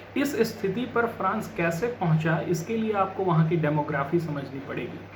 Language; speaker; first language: Hindi; native; Hindi